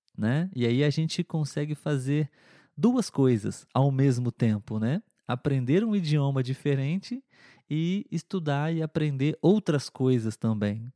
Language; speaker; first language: Portuguese; native; Portuguese